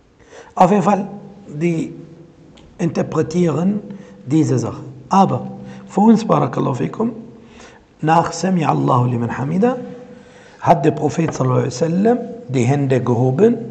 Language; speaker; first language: German; non-native, fluent; Arabic